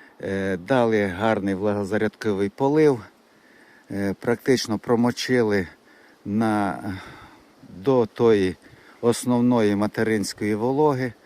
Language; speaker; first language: Ukrainian; native; Ukrainian